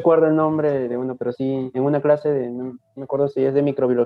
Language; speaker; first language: Spanish; native; Spanish